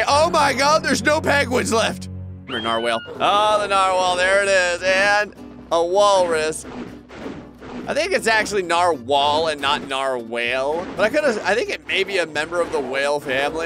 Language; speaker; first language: English; native; English